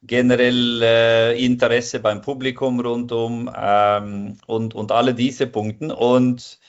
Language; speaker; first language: German; non-native, fluent; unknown